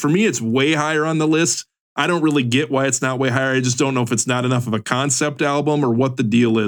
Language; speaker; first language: English; native; English